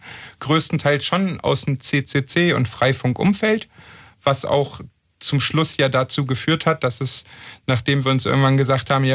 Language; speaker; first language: German; native; German